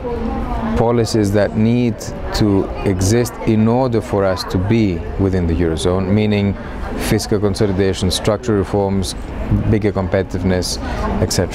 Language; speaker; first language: English; non-native, fluent; Greek